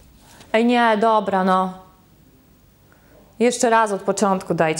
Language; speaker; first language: Polish; native; Polish